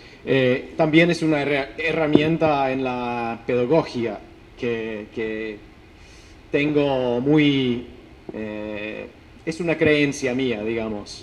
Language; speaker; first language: Spanish; non-native, fluent; English